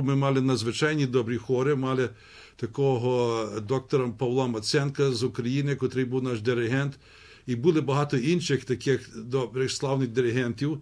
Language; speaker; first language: Ukrainian; early bilingual, heritage; Ukrainian